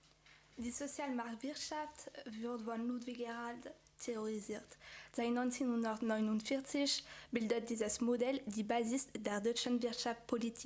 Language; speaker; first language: German; non-native, fluent; French